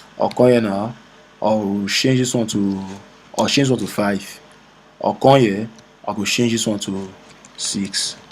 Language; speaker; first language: Nigerian Pidgin; native; Nigerian Pidgin